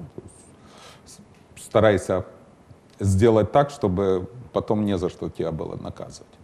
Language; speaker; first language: Russian; non-native, local second language; Ukrainian